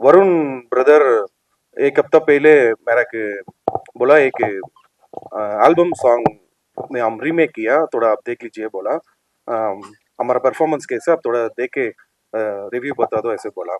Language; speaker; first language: Hindi; non-native, local second language; Telugu